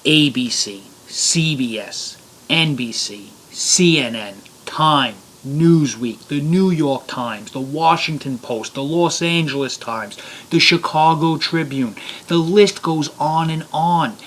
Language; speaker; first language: English; native; English